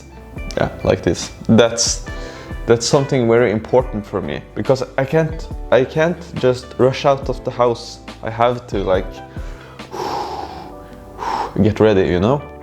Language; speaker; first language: English; non-native, fluent; Norwegian